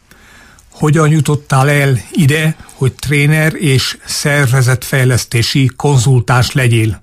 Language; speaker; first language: Hungarian; native; Hungarian